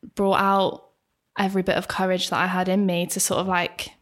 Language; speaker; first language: English; native; English